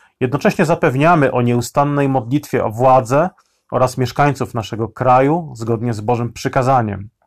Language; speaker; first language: Polish; native; Polish